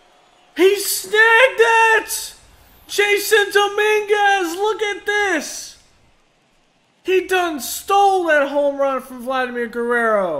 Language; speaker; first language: English; native; English